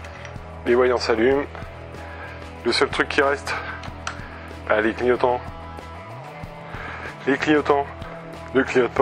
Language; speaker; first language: French; native; French